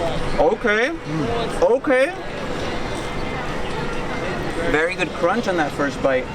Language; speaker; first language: English; native; English